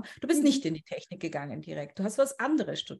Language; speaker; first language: German; native; German